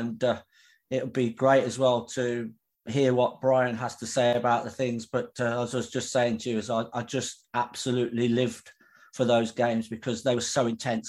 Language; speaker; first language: English; native; English